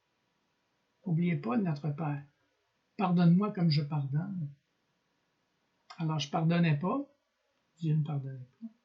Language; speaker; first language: French; native; French